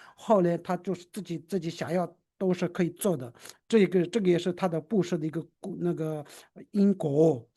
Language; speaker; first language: Chinese; non-native, local second language; Tibetan